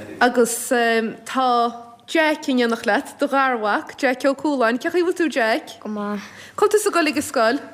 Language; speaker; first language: Irish; native; Irish